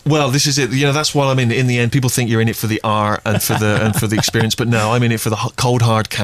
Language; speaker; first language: English; native; English